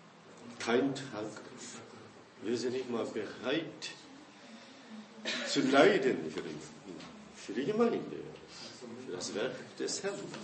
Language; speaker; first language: German; non-native, fluent; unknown